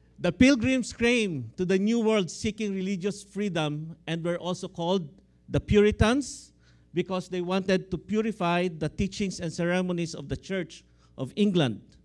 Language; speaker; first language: English; non-native, local second language; Filipino